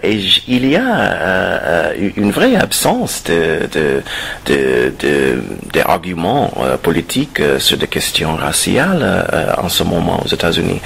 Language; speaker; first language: French; non-native, fluent; English